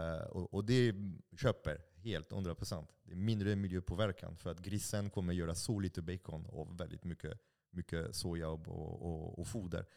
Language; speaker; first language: Swedish; non-native, fluent; French